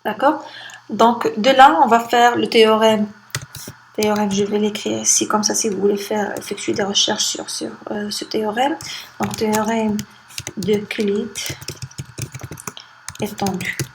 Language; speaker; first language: French; non-native, local second language; Arabic